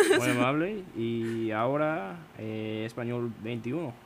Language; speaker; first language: Spanish; non-native, learner; English